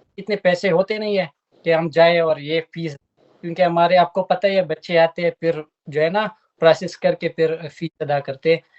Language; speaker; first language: Urdu; non-native, local second language; Pashto